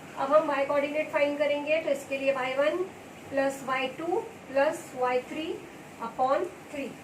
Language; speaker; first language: Hindi; non-native, local second language; Marathi